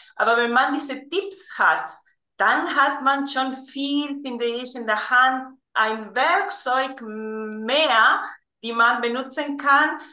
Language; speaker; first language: German; non-native, fluent; Spanish